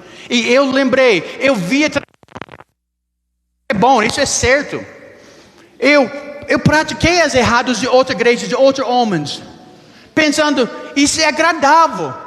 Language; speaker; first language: Portuguese; non-native, learner; English